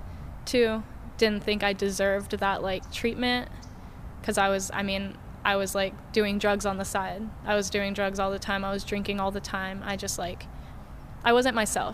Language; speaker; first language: English; native; English